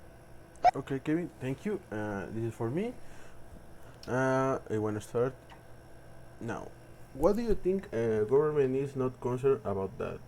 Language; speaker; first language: English; non-native, learner; Spanish